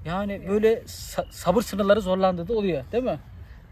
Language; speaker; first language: Turkish; native; Turkish